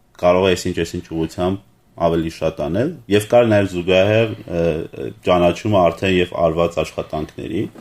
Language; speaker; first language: Armenian; native; Armenian